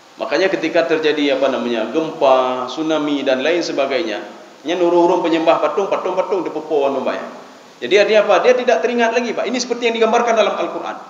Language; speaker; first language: Malay; non-native, local second language; Achinese